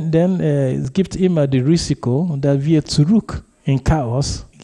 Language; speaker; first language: German; non-native, fluent; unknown